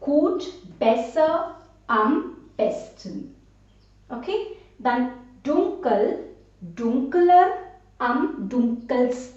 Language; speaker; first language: German; non-native, fluent; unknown